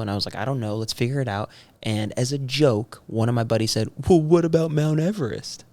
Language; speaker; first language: English; native; English